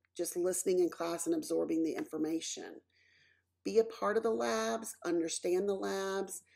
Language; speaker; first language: English; native; English